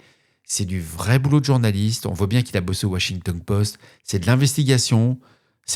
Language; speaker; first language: French; native; French